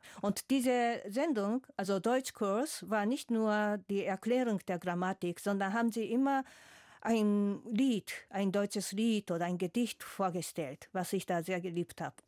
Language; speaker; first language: German; non-native, fluent; Japanese